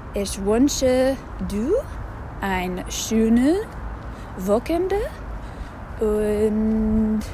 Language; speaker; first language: German; non-native, learner; English